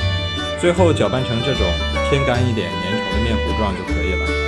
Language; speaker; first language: Chinese; native; Chinese